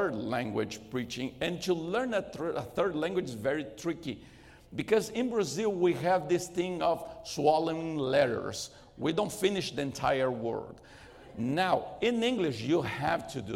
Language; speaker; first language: English; non-native, fluent; Portuguese